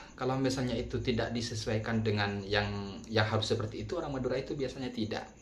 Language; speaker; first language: Indonesian; non-native, local second language; Madurese